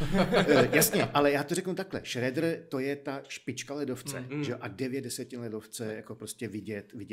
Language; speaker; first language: Czech; native; Czech